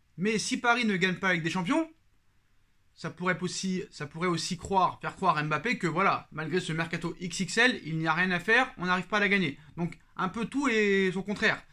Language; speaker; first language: French; native; French